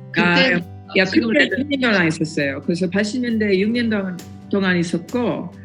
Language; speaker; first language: Korean; non-native, fluent; English